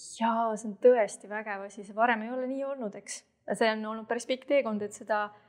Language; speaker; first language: Estonian; native; Estonian